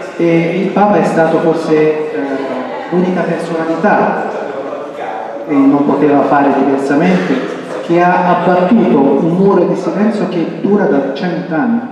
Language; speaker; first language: Italian; non-native, fluent; Armenian